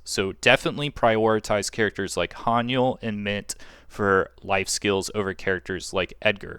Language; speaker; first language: English; native; English